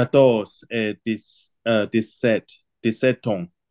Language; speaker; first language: French; non-native, learner; Chinese